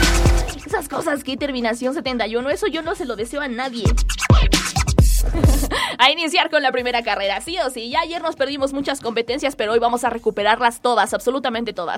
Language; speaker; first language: Spanish; native; Spanish